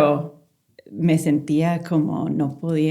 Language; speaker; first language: Spanish; non-native, fluent; English